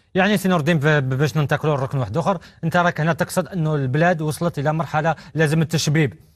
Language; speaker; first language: Arabic; native; Arabic